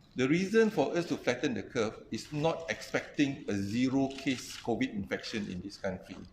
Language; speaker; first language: English; non-native, local second language; Malay